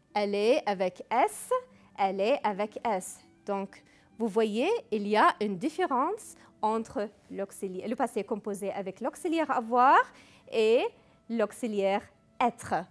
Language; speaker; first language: French; non-native, fluent; Arabic